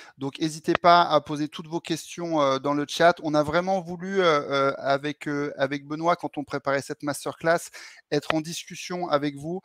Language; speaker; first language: French; native; French